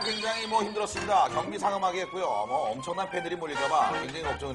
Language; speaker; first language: Korean; native; Korean